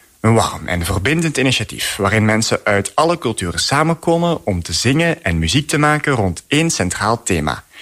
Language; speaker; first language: Dutch; native; Dutch